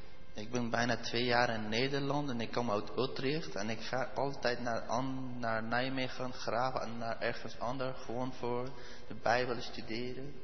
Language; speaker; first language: Dutch; non-native, learner; Persian